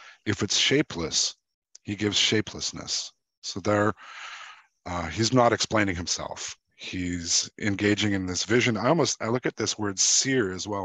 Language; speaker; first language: English; native; English